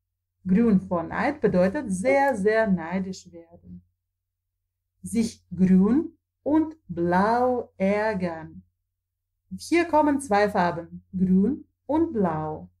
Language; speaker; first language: German; non-native, fluent; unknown